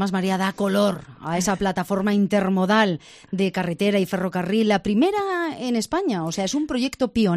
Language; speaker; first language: Spanish; native; Spanish